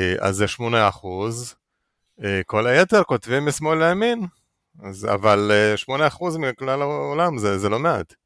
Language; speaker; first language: Hebrew; early bilingual, other home language; Russian